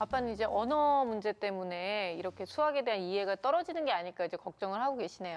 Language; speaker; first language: Korean; native; Korean